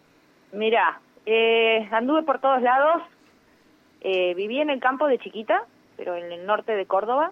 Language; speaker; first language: Spanish; native; Spanish